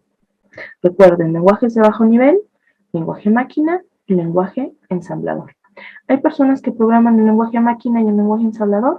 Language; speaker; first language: Spanish; native; Spanish